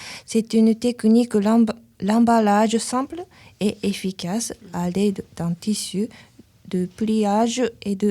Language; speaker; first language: French; non-native, learner; Japanese